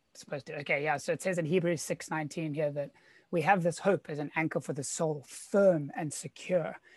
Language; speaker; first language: English; native; English